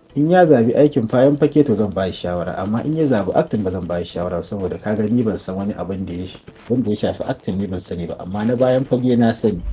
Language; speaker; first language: Hausa; native; Hausa